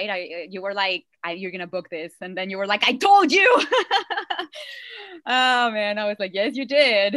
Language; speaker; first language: English; non-native, fluent; Spanish